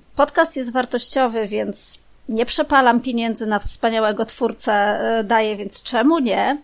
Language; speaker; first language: Polish; native; Polish